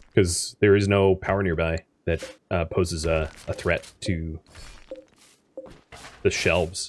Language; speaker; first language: English; native; English